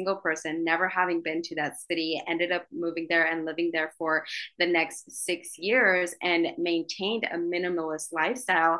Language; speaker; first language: English; native; English